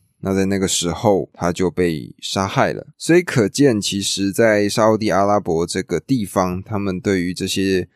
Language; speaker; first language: Chinese; native; Chinese